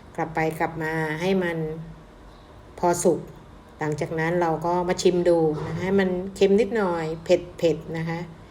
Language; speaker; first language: Thai; native; Thai